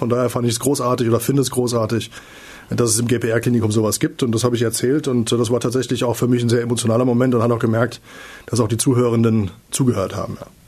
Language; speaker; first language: German; native; German